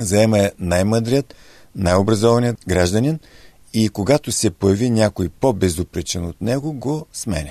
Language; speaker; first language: Bulgarian; native; Bulgarian